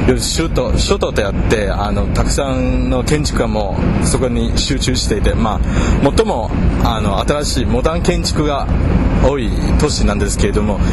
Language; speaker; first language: Japanese; non-native, fluent; Chinese